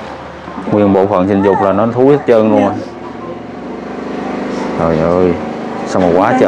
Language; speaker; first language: Vietnamese; native; Vietnamese